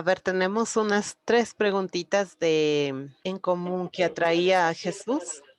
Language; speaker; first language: Spanish; native; Spanish